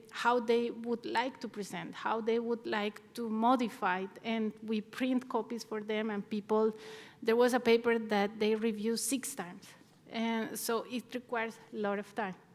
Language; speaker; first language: English; non-native, fluent; Spanish